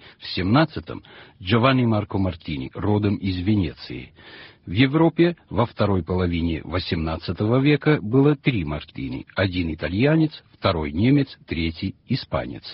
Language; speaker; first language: Russian; non-native, fluent; Italian